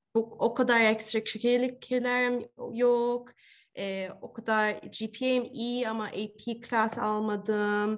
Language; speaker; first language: Turkish; early bilingual, heritage; Turkish